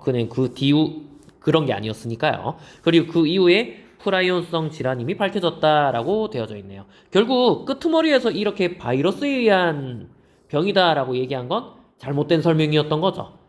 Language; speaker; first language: Korean; native; Korean